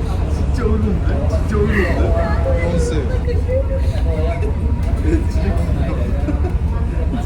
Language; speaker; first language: Korean; non-native, learner; Chinese